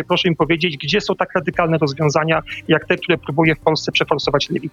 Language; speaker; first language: Polish; native; Polish